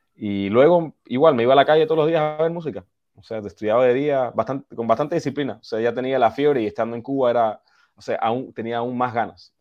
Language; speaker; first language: Spanish; early bilingual, heritage; Spanish